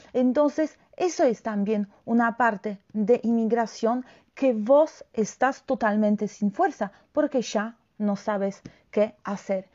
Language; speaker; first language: Spanish; non-native, fluent; Polish